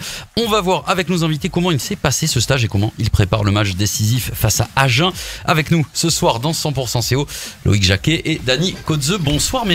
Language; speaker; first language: French; native; French